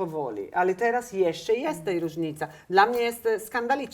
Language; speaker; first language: Polish; non-native, learner; Italian